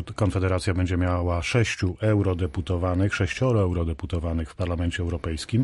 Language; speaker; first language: Polish; native; Polish